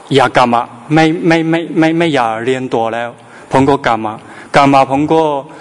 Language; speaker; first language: Thai; non-native, learner; Chinese